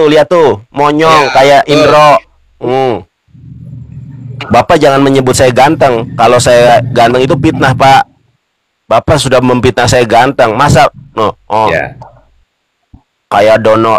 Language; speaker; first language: Indonesian; native; Indonesian